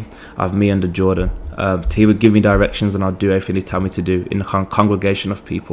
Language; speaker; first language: English; native; English